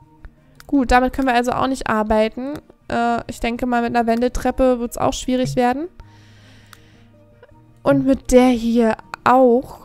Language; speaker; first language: German; native; German